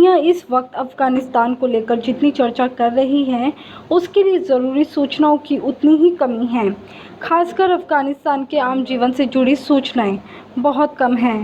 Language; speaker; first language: Hindi; native; Hindi